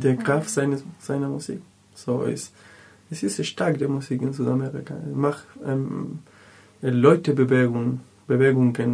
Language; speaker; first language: German; non-native, learner; Spanish